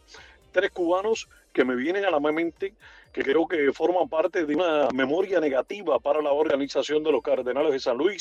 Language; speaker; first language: Spanish; native; Spanish